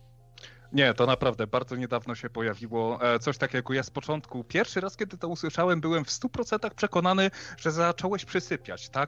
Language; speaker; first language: Polish; native; Polish